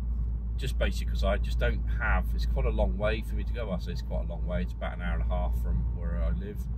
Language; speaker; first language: English; native; English